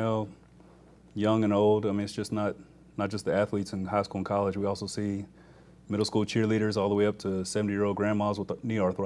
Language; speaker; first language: English; native; English